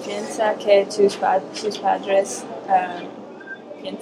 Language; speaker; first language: Spanish; non-native, learner; English